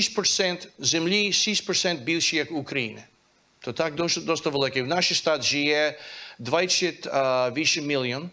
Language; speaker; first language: Ukrainian; early bilingual, heritage; Ukrainian